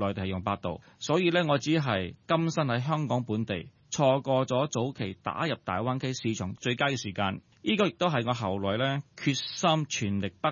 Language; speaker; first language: Cantonese; early bilingual, heritage; Cantonese